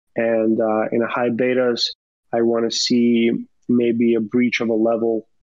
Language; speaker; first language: English; early bilingual, other home language; Romanian